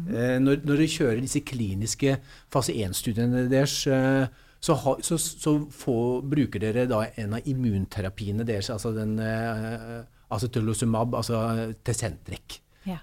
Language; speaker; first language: Norwegian; native; Norwegian